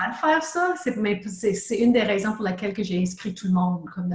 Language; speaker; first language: French; native; French